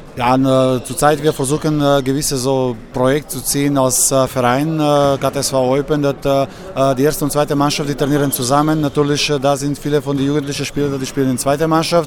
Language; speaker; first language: German; non-native, fluent; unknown